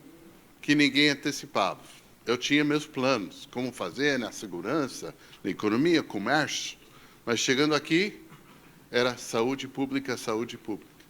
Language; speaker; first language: Portuguese; non-native, fluent; English